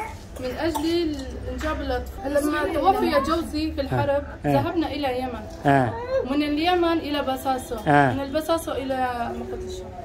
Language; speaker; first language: Arabic; native; Arabic